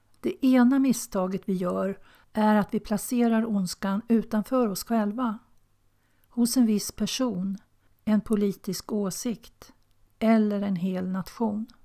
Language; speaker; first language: Swedish; native; Swedish